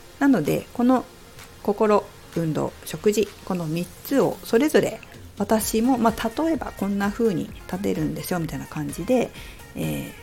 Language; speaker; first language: Japanese; native; Japanese